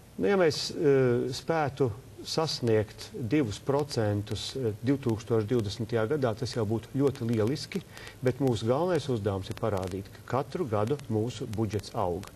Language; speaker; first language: Latvian; native; Latvian